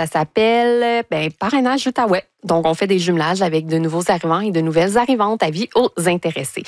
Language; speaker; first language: French; native; French